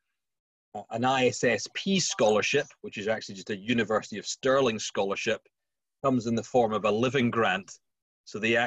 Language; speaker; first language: English; native; English